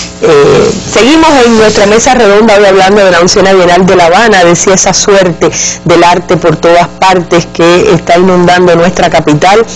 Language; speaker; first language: Spanish; native; Spanish